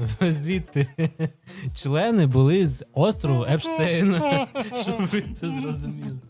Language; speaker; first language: Ukrainian; non-native, local second language; Russian